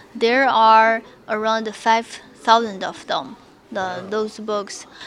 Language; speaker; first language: English; non-native, fluent; Chinese